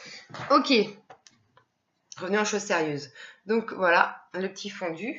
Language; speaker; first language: French; native; French